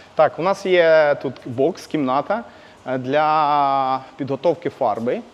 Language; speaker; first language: Ukrainian; native; Ukrainian